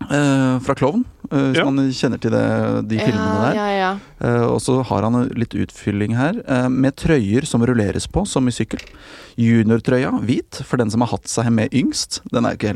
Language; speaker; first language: Norwegian; native; Norwegian